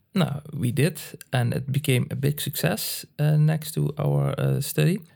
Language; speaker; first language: English; non-native, fluent; Dutch